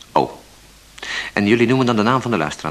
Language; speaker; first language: Dutch; native; Dutch